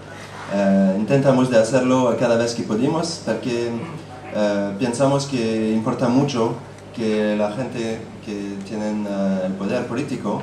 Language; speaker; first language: Spanish; non-native, fluent; French